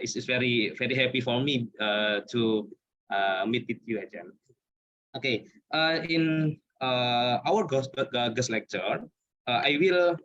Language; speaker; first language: English; non-native, learner; Indonesian